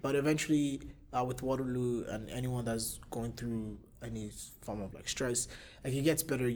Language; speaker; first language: English; non-native, local second language; Yoruba